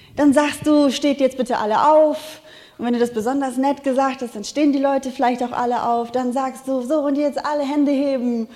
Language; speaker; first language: German; native; German